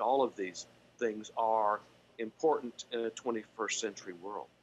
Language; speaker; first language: English; native; English